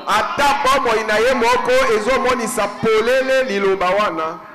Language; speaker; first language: Lingala; native; Lingala